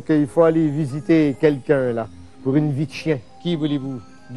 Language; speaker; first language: French; native; French